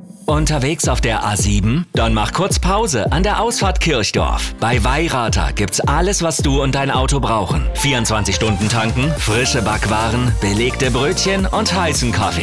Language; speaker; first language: German; native; German